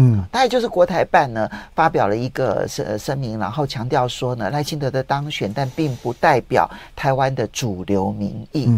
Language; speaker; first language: Chinese; native; Chinese